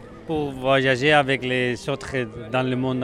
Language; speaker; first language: French; non-native, learner; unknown